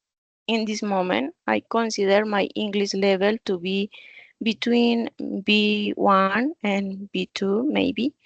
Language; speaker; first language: English; non-native, learner; Spanish